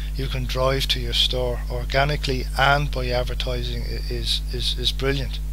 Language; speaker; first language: English; native; English